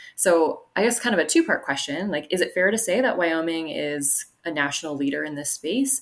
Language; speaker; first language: English; native; English